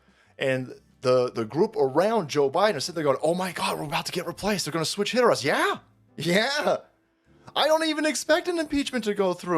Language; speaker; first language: English; native; English